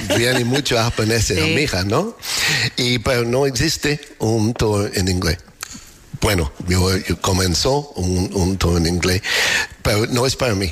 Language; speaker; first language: Spanish; non-native, learner; English